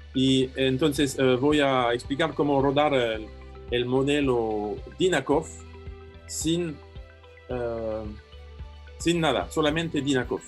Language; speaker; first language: Spanish; non-native, fluent; French